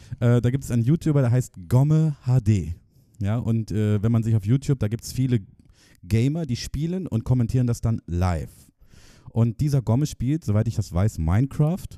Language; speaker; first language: German; native; German